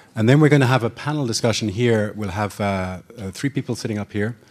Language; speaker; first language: English; native; English